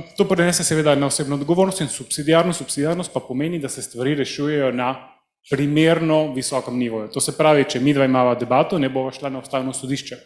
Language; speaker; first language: Slovenian; early bilingual, heritage; Slovenian